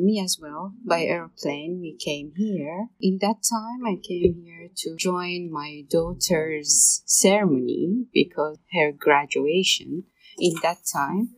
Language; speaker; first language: English; non-native, learner; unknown